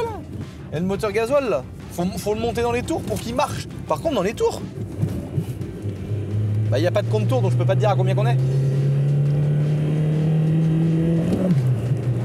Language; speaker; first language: French; native; French